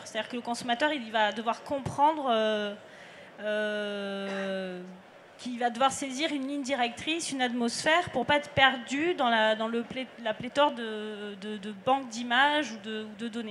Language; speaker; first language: French; native; French